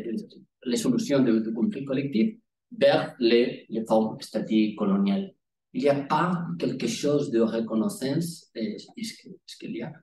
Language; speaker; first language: French; non-native, learner; Spanish